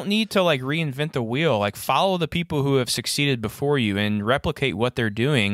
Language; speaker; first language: English; native; English